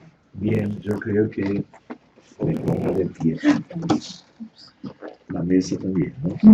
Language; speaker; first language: Spanish; non-native, fluent; Portuguese